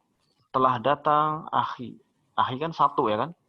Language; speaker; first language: Indonesian; native; Indonesian